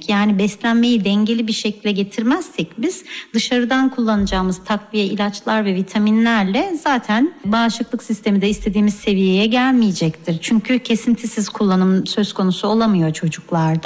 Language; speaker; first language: Turkish; native; Turkish